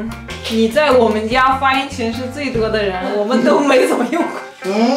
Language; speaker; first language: Chinese; non-native, local second language; Korean